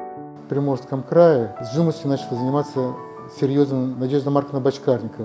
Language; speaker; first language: Russian; native; Russian